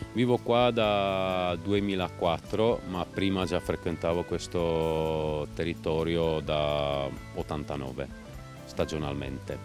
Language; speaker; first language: Italian; non-native, fluent; Czech